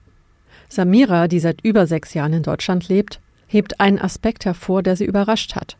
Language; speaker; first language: German; native; German